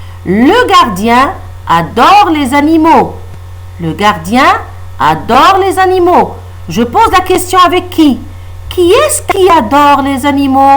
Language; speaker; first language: French; non-native, local second language; Arabic